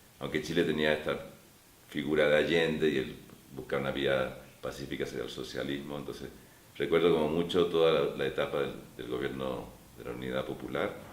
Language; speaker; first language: Spanish; native; Spanish